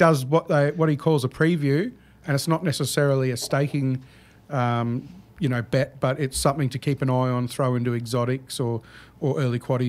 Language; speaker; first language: English; native; English